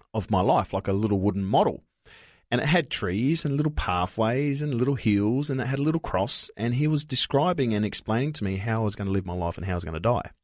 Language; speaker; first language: English; native; English